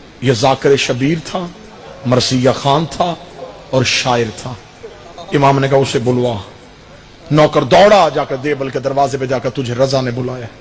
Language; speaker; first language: Urdu; non-native, local second language; Punjabi